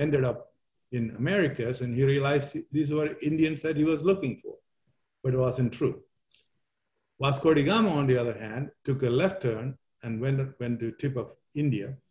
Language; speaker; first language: English; non-native, local second language; Malayalam